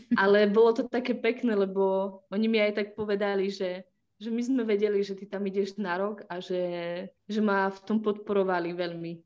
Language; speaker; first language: Slovak; native; Slovak